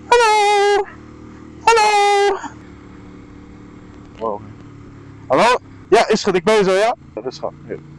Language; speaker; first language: Dutch; native; Dutch